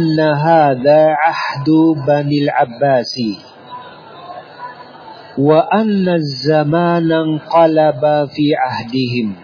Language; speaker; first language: Arabic; non-native, fluent; Indonesian